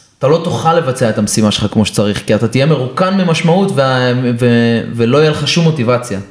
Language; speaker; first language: Hebrew; native; Hebrew